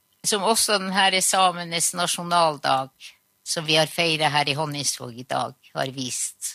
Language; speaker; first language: Norwegian; non-native, local second language; Northern Sami